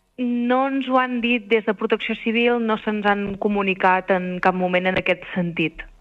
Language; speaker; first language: Catalan; native; Catalan